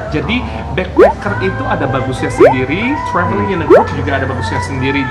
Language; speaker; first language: Indonesian; native; Indonesian